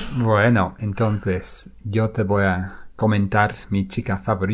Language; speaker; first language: Spanish; non-native, fluent; English